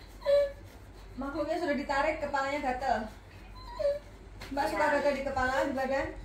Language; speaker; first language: Indonesian; native; Indonesian